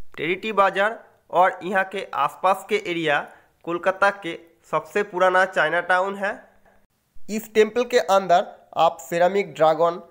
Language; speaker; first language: Hindi; non-native, local second language; Bangla